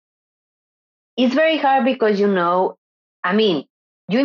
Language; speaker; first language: English; non-native, fluent; Spanish